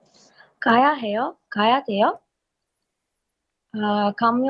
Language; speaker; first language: Korean; non-native, learner; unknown